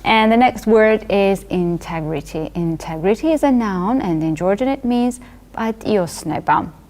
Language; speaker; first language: English; non-native, fluent; Georgian